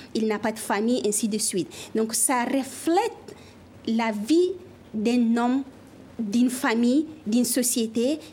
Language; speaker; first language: French; non-native, local second language; Fula